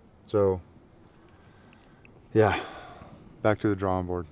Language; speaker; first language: English; native; English